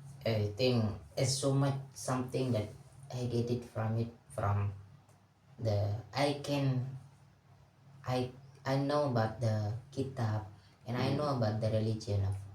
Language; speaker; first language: English; non-native, learner; Indonesian